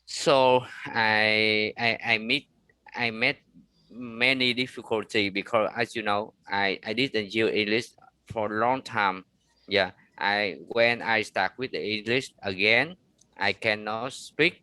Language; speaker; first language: English; non-native, learner; Vietnamese